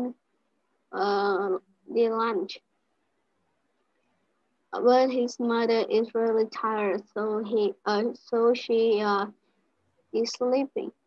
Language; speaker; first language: English; non-native, learner; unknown